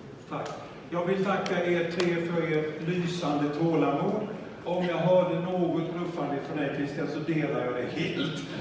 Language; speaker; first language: Swedish; native; Swedish